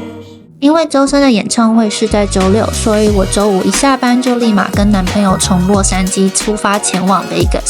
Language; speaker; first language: Chinese; native; Chinese